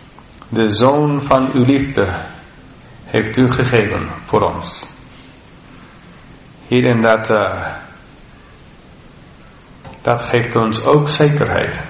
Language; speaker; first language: Dutch; non-native, fluent; English